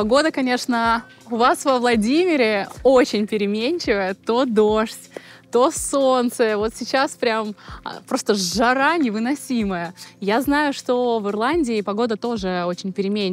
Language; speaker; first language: Russian; native; Russian